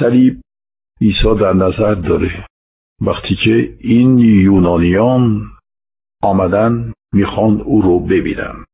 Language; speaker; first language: Persian; non-native, fluent; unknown